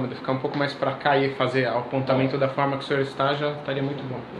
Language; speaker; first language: Portuguese; native; Portuguese